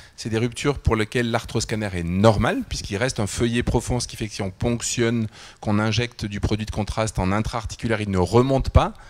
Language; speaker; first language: French; native; French